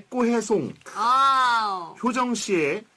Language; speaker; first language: Korean; native; Korean